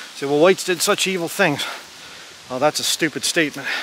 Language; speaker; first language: English; native; English